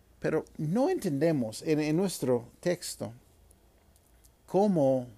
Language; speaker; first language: Spanish; non-native, fluent; English